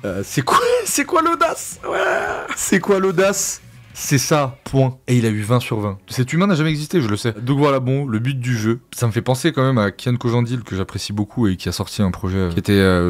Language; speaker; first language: French; native; French